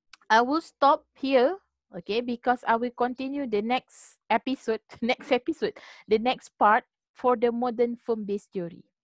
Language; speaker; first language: English; non-native, local second language; Malay